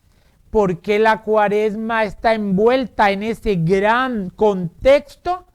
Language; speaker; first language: Spanish; native; Spanish